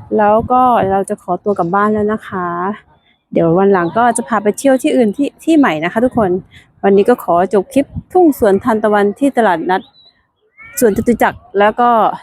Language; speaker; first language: Thai; native; Thai